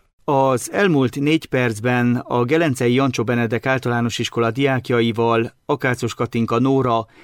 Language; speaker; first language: Hungarian; native; Hungarian